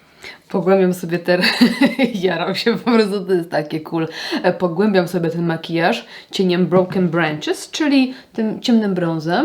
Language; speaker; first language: Polish; native; Polish